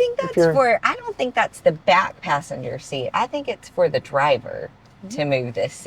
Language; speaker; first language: English; native; English